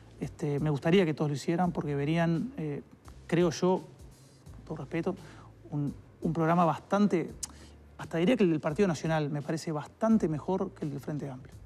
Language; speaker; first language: Spanish; native; Spanish